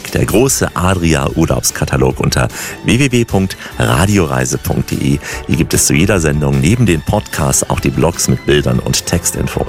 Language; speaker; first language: German; native; German